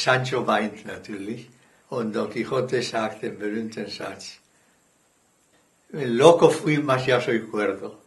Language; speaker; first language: German; non-native, fluent; Spanish